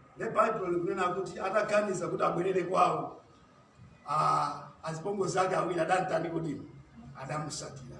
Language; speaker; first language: Nyanja; native; Nyanja